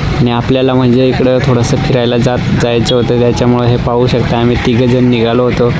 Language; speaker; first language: Marathi; non-native, local second language; Kukna